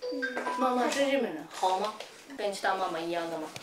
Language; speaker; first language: Chinese; non-native, fluent; Japanese